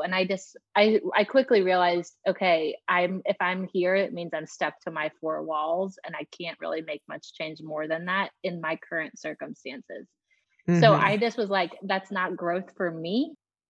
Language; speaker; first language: English; native; English